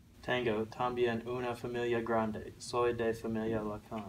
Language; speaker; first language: Spanish; non-native, learner; English